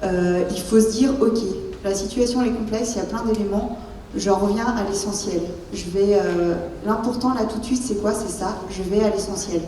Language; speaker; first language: French; native; French